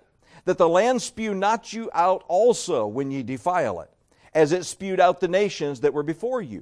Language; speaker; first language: English; native; English